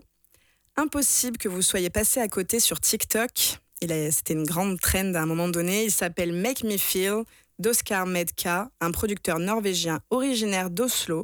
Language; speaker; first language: French; native; French